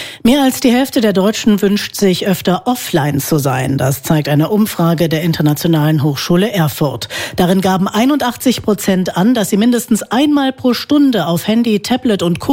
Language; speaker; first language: German; native; German